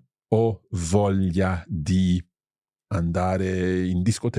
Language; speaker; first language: Italian; non-native, fluent; English